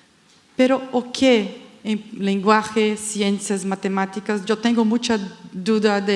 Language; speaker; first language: Spanish; non-native, fluent; Portuguese